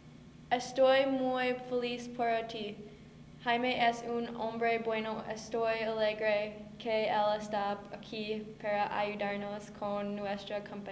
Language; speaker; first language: Spanish; non-native, learner; English